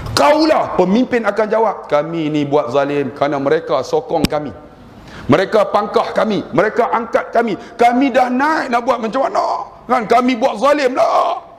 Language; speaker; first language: Malay; native; Malay